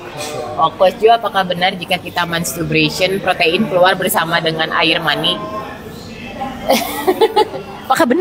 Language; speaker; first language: Indonesian; native; Indonesian